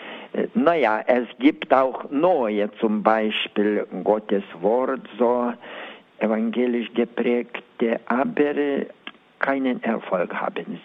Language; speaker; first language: German; non-native, learner; Lithuanian